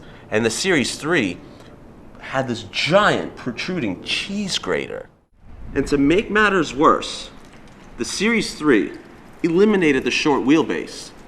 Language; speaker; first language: English; native; English